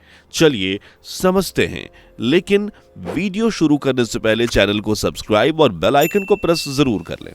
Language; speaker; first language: Hindi; native; Hindi